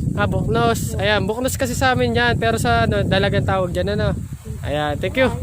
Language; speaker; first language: Filipino; native; Filipino